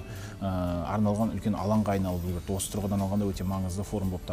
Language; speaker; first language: Kazakh; native; Kazakh